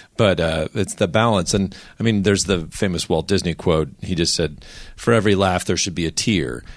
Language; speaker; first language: English; native; English